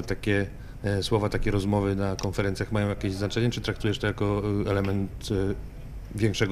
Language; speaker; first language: Polish; native; Polish